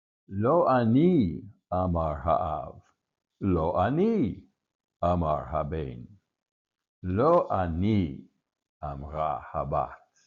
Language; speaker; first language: Hebrew; non-native, learner; English